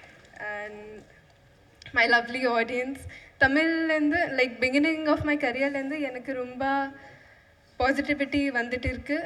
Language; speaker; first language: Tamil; non-native, fluent; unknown